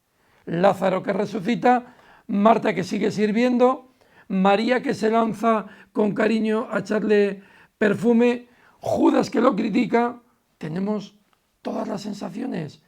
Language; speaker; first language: Spanish; native; Spanish